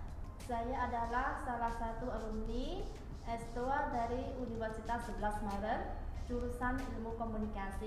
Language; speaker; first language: Indonesian; non-native, fluent; Khmer